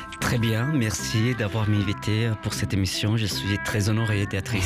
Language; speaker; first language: French; non-native, fluent; Portuguese